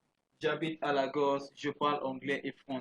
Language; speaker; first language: French; non-native, fluent; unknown